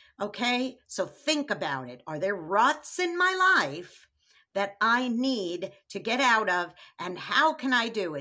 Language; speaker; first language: English; native; English